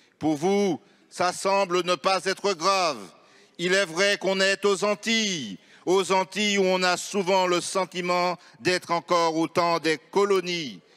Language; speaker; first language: French; native; French